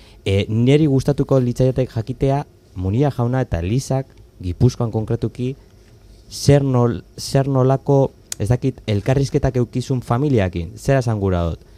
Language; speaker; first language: Basque; native; Basque